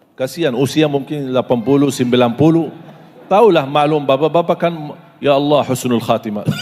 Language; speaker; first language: Malay; non-native, fluent; Arabic